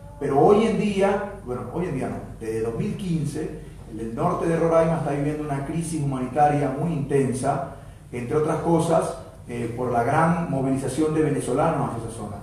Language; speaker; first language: Spanish; native; Spanish